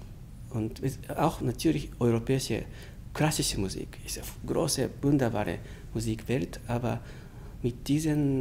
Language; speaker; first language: German; non-native, fluent; Japanese